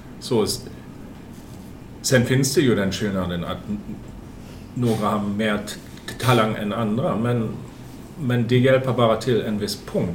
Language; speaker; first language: Swedish; non-native, fluent; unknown